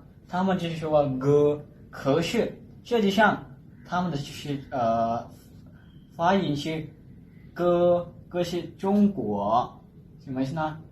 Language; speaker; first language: Chinese; non-native, fluent; Urdu